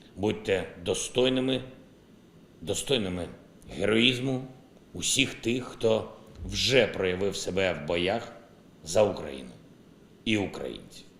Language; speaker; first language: Ukrainian; non-native, local second language; Russian